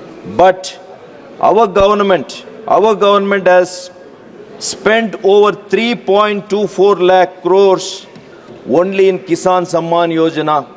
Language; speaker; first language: English; non-native, local second language; Kannada